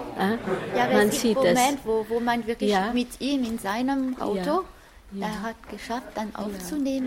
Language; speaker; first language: German; non-native, fluent; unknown